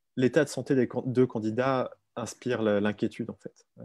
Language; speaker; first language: French; native; French